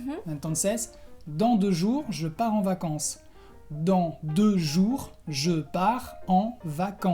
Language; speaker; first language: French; non-native, fluent; Spanish